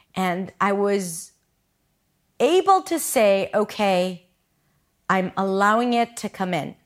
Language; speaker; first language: English; non-native, fluent; Hebrew